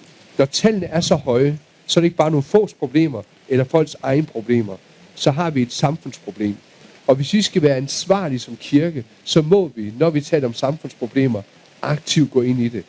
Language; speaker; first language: Danish; native; Danish